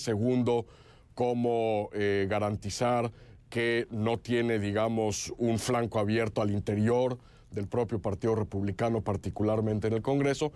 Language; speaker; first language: Spanish; native; Spanish